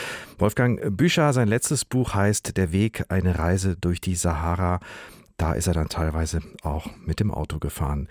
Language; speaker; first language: German; native; German